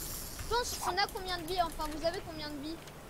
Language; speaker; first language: French; native; French